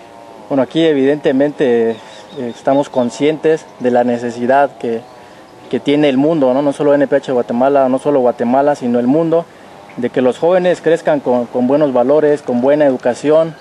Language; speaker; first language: Spanish; native; Spanish